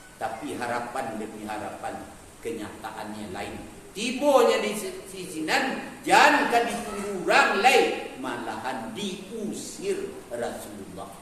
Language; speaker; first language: Malay; non-native, local second language; Minangkabau